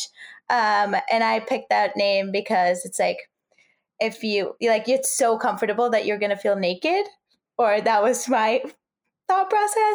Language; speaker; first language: English; non-native, fluent; Turkish